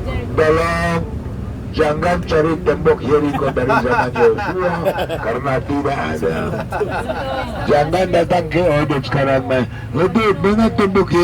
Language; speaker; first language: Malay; non-native, fluent; Hebrew